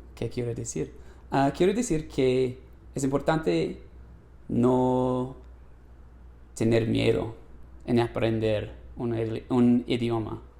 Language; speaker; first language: Spanish; non-native, fluent; English